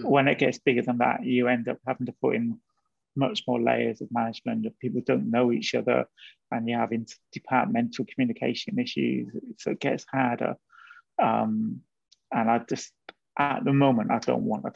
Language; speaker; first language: English; native; English